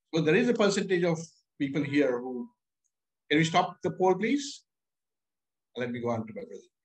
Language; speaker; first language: English; non-native, local second language; Hindi